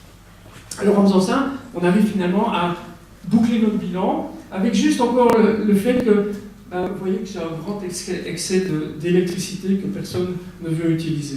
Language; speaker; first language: French; native; French